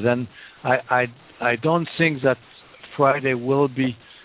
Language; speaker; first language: English; non-native, fluent; French